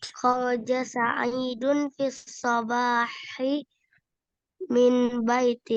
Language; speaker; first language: Arabic; non-native, learner; Indonesian